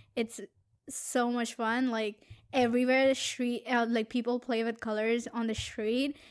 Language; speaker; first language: English; non-native, local second language; Gujarati